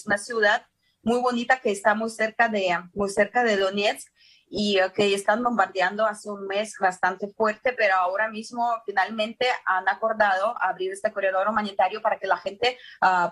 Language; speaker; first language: Spanish; early bilingual, heritage; Russian